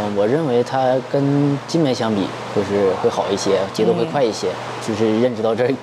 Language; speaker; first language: Chinese; native; Chinese